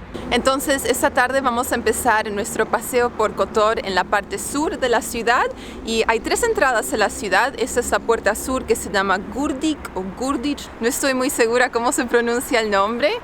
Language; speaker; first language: Spanish; native; Spanish